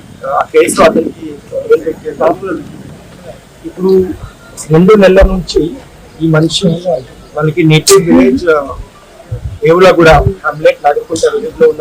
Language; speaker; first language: Telugu; non-native, fluent; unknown